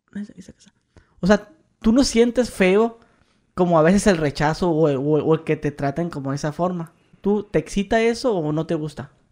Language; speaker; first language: Spanish; native; Spanish